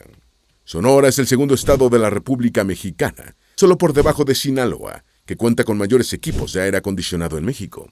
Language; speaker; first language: Spanish; native; Spanish